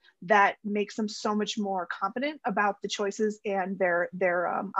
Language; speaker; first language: English; native; English